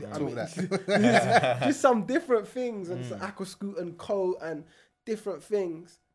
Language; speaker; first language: English; native; English